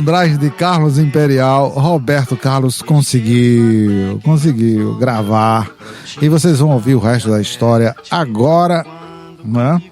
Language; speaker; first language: Portuguese; native; Portuguese